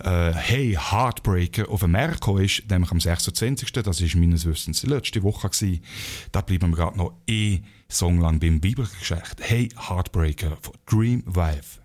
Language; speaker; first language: German; native; German